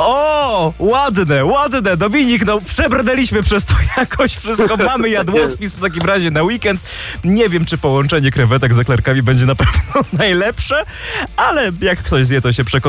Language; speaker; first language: Polish; native; Polish